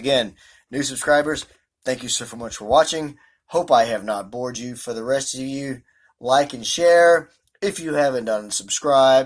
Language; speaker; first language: English; native; English